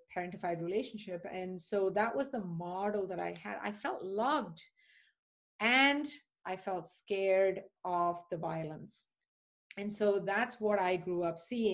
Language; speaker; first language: English; non-native, local second language; Tamil